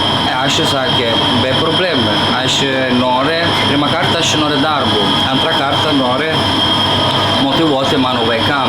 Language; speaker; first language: Lithuanian; non-native, learner; Italian